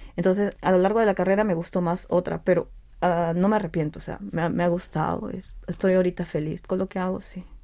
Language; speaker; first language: Spanish; native; Spanish